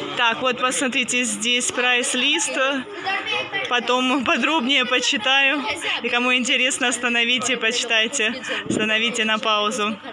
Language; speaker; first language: Russian; native; Russian